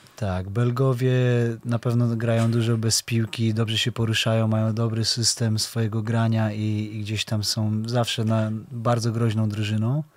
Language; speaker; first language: Polish; native; Polish